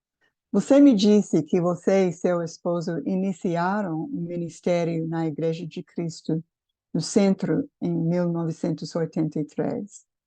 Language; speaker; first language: Portuguese; non-native, fluent; English